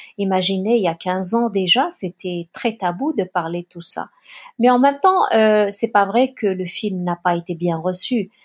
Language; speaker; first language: French; non-native, local second language; Kabyle